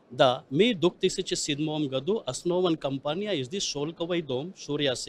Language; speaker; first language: Russian; non-native, learner; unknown